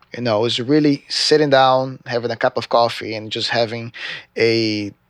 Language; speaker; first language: English; non-native, fluent; Portuguese